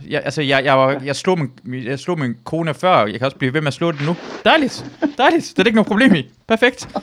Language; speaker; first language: Danish; non-native, fluent; Persian